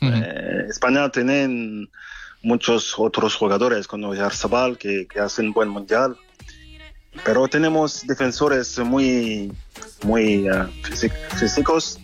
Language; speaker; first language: Spanish; non-native, learner; French